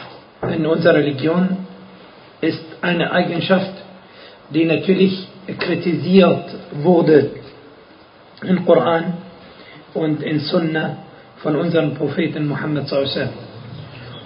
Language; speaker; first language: German; non-native, fluent; Arabic